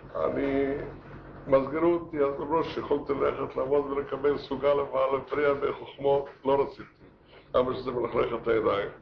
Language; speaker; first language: Hebrew; non-native, fluent; Yiddish